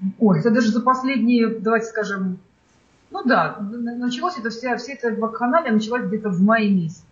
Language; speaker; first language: Russian; native; Russian